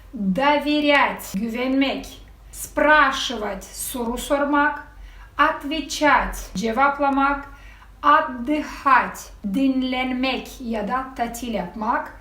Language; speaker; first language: Turkish; non-native, fluent; Russian